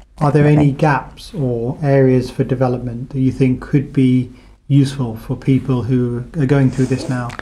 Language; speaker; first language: English; native; English